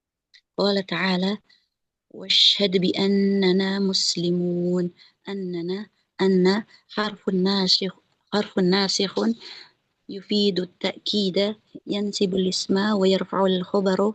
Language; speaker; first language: Arabic; non-native, learner; Indonesian